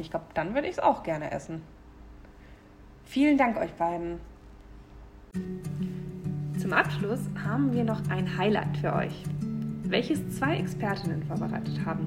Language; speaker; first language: German; native; German